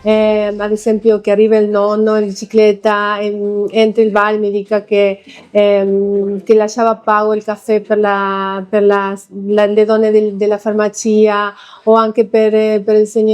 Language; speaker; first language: Italian; non-native, fluent; Spanish